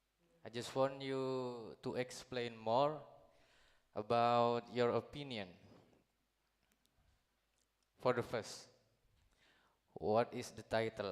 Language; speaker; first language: English; non-native, learner; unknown